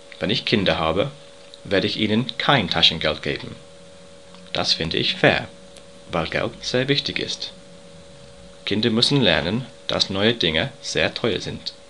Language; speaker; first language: German; non-native, learner; English